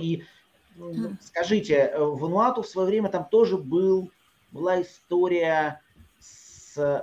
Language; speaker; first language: Russian; native; Russian